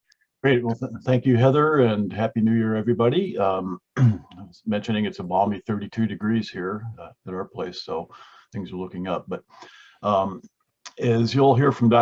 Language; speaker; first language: English; native; English